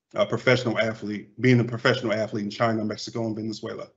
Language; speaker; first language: English; native; English